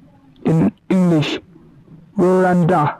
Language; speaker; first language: English; non-native, local second language; Khasi